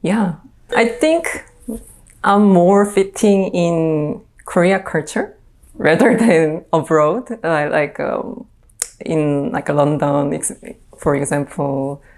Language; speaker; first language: English; non-native, fluent; Korean